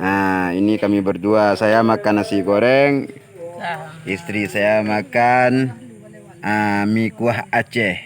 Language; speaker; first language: Indonesian; non-native, local second language; Achinese